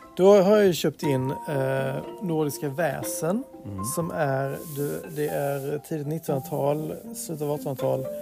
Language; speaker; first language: Swedish; native; Swedish